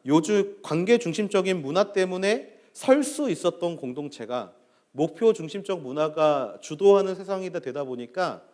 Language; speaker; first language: Korean; native; Korean